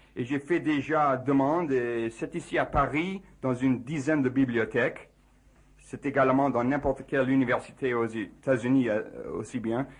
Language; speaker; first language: French; non-native, fluent; English